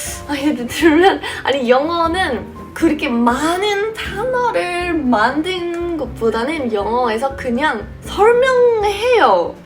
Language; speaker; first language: Korean; non-native, fluent; English